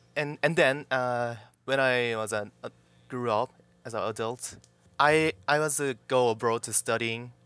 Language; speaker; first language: English; non-native, learner; Korean